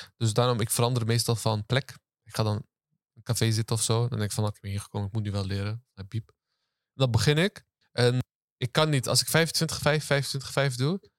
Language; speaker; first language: Dutch; early bilingual, other home language; Turkish